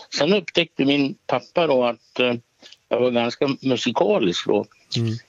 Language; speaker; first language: Swedish; native; Swedish